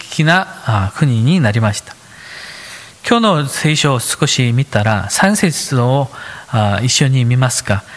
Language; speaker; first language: Japanese; non-native, fluent; Korean